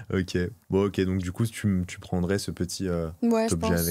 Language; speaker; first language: French; native; French